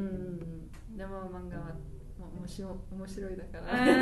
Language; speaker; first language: Japanese; non-native, learner; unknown